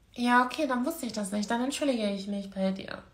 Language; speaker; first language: German; native; German